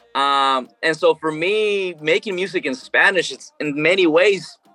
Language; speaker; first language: English; early bilingual, other home language; Spanish